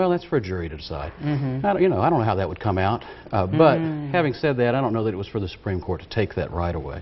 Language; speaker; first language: English; native; English